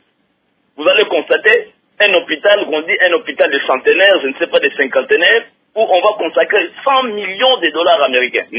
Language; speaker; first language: French; non-native, local second language; Lingala